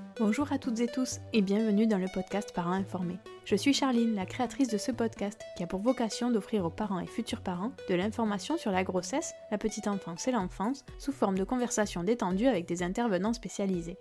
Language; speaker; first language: French; native; French